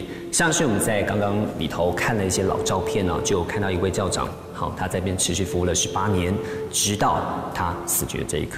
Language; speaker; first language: Chinese; native; Chinese